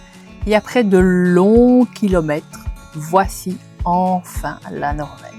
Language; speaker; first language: French; native; French